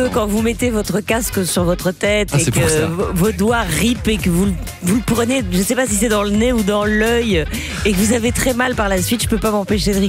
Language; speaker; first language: French; native; French